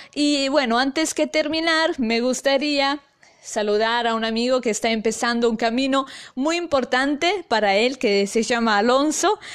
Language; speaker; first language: Spanish; non-native, fluent; Italian